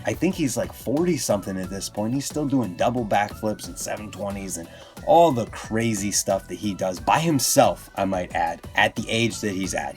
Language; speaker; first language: English; native; English